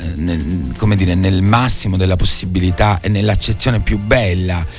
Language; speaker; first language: Italian; native; Italian